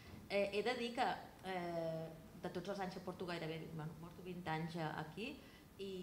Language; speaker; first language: Catalan; native; Catalan